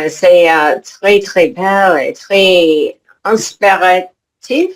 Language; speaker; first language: French; non-native, learner; English